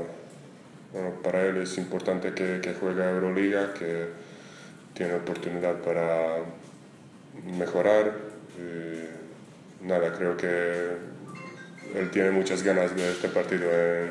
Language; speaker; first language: Spanish; non-native, fluent; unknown